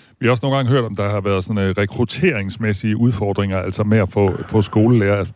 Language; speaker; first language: Danish; native; Danish